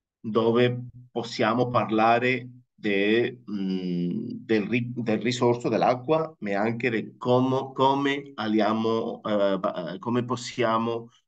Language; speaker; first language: Italian; non-native, fluent; Spanish